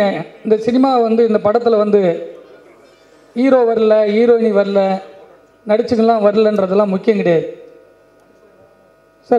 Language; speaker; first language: Tamil; native; Tamil